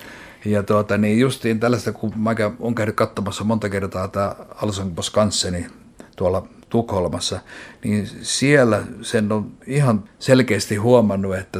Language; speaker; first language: Finnish; native; Finnish